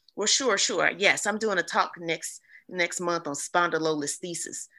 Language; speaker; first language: English; native; English